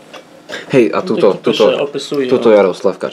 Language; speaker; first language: Polish; non-native, learner; Slovak